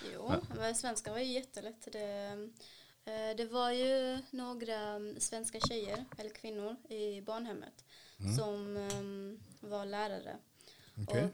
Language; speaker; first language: Swedish; early bilingual, other home language; Kannada